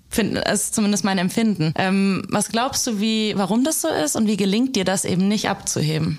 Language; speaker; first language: German; native; German